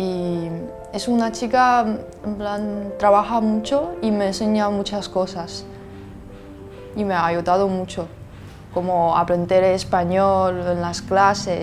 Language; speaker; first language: Spanish; non-native, fluent; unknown